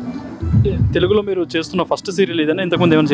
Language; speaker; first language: Telugu; native; Telugu